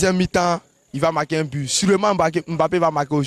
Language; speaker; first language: French; non-native, local second language; Wolof